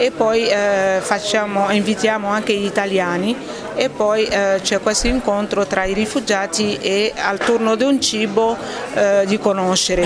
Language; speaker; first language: Italian; non-native, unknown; French